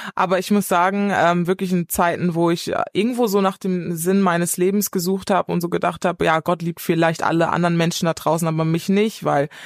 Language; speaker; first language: German; native; German